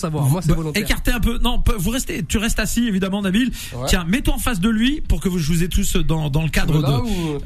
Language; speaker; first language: French; native; French